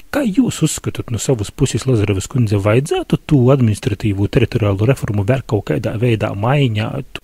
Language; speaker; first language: Latvian; native; Latvian